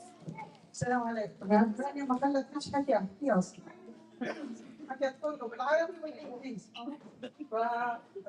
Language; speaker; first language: Arabic; native; Arabic